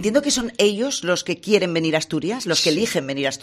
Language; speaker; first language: Spanish; native; Spanish